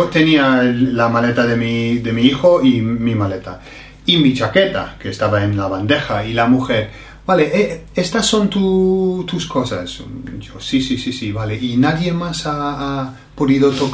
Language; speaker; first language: Spanish; non-native, fluent; English